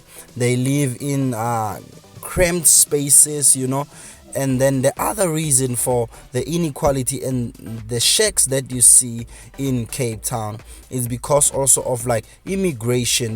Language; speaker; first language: English; non-native, local second language; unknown